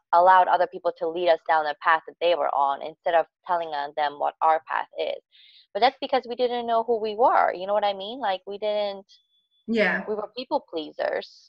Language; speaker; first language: English; native; English